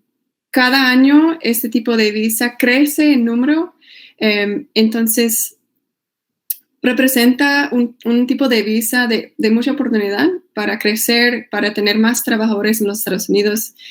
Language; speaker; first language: Spanish; non-native, fluent; English